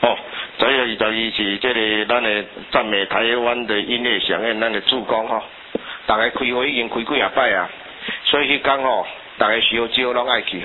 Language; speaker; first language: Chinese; non-native, local second language; Min Nan Chinese